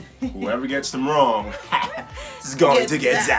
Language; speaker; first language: English; native; English